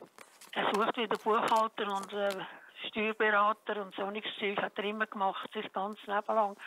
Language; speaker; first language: German; native; German